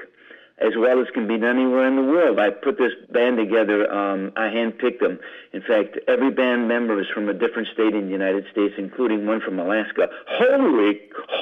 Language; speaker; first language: English; native; English